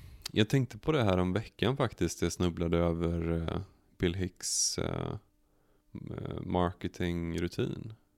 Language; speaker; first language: Swedish; native; Swedish